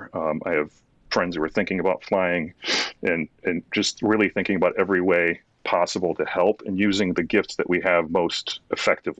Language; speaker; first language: English; early bilingual, other home language; Ukrainian